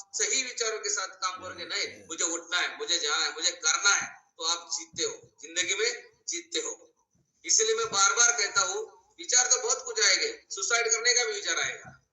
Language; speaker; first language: Hindi; non-native, local second language; Marathi